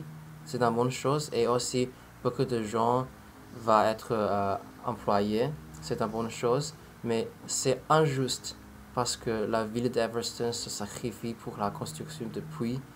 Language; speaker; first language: French; non-native, learner; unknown